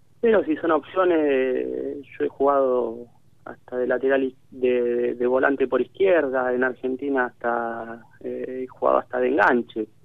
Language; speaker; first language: Spanish; native; Spanish